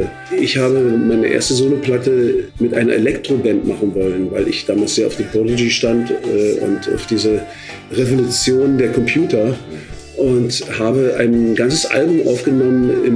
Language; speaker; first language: German; native; German